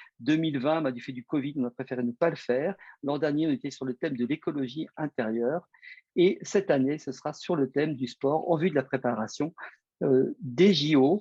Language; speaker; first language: French; native; French